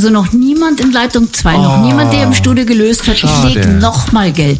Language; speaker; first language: German; native; German